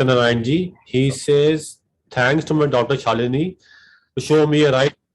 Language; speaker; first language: English; non-native, local second language; Hindi